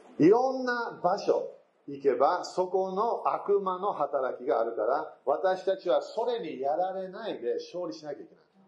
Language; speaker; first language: Japanese; non-native, fluent; English